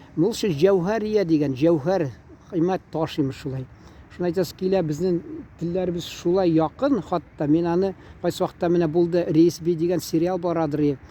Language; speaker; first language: Tatar; native; Tatar